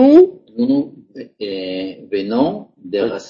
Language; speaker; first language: French; non-native, learner; Spanish